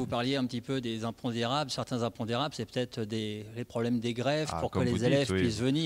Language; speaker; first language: French; native; French